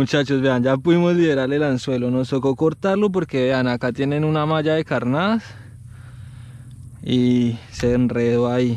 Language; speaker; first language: Spanish; native; Spanish